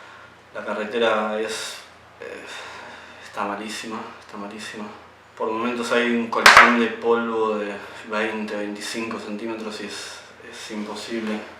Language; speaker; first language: Spanish; native; Spanish